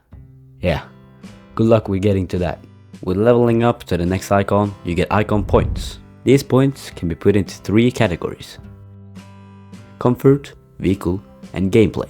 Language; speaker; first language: English; non-native, fluent; Norwegian